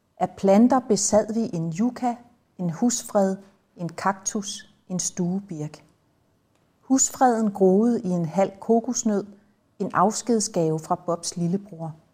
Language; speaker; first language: Danish; native; Danish